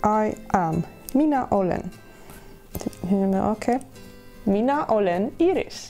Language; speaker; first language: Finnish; non-native, learner; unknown